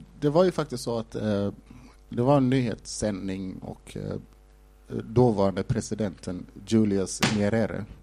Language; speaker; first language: Swedish; non-native, fluent; Somali